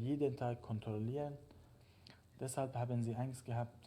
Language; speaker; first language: German; non-native, fluent; Persian